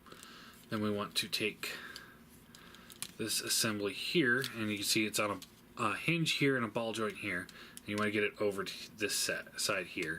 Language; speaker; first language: English; native; English